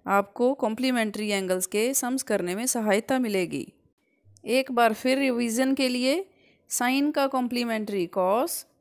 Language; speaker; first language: Hindi; non-native, local second language; Punjabi